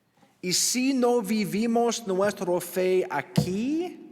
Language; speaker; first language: Spanish; non-native, learner; English